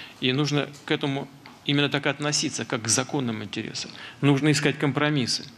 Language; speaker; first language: Russian; native; Russian